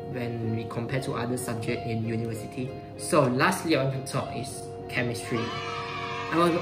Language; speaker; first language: English; non-native, local second language; Chinese